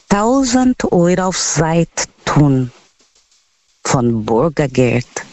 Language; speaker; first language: German; non-native, learner; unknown